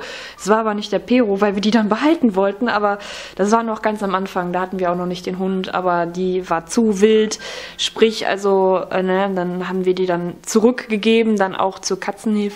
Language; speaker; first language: German; native; German